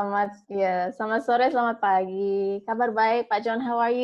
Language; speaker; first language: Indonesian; non-native, fluent; English